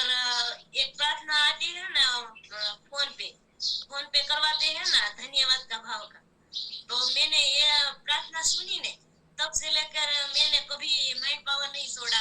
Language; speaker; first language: Hindi; non-native, local second language; Gujarati